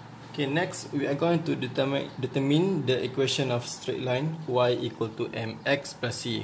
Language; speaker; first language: English; non-native, local second language; Malay